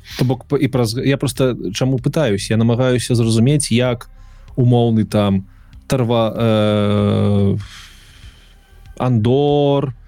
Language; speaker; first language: Belarusian; non-native, local second language; Russian